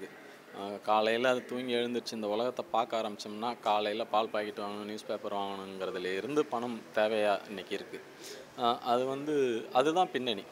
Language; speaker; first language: Tamil; native; Tamil